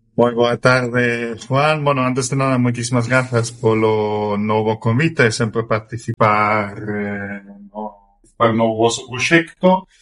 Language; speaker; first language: Galician; non-native, fluent; German